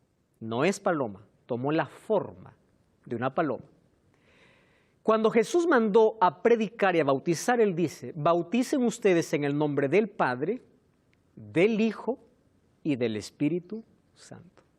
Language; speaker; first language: Spanish; native; Spanish